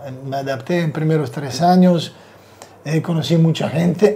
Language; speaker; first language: Spanish; non-native, fluent; Serbian